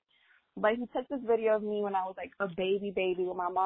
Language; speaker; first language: English; non-native, fluent; Spanish